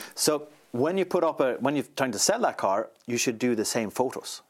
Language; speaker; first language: English; non-native, fluent; Swedish